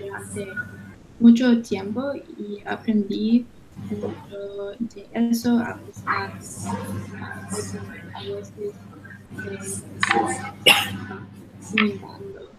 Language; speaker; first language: Spanish; non-native, learner; English